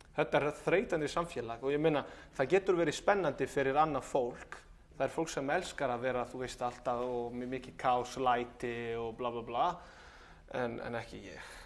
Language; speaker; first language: Icelandic; non-native, fluent; Italian